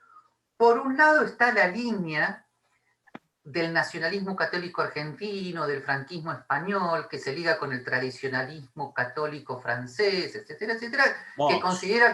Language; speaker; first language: Spanish; native; Spanish